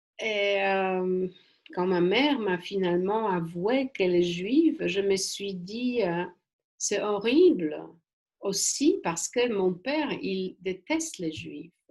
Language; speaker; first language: French; non-native, fluent; Polish